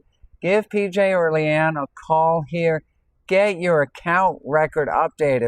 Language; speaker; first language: English; native; English